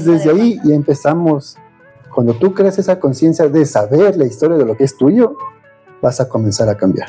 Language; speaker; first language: Spanish; native; Spanish